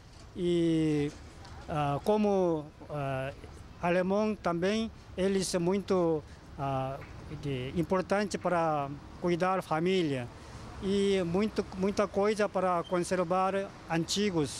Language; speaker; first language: Portuguese; non-native, learner; Korean